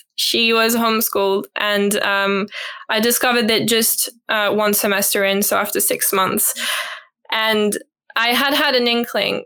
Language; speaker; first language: English; non-native, fluent; French